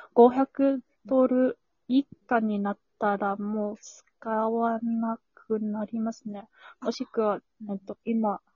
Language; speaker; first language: Japanese; non-native, learner; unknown